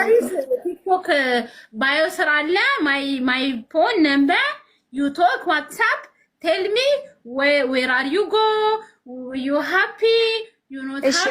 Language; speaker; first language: English; non-native, learner; Amharic